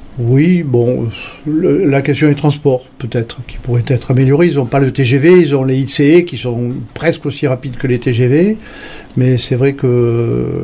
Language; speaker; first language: French; native; French